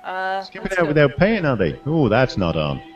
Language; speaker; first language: English; native; English